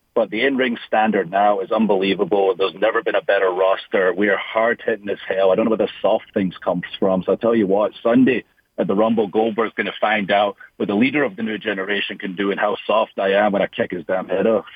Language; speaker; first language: English; native; English